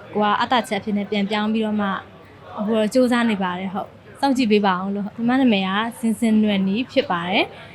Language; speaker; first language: Burmese; native; Burmese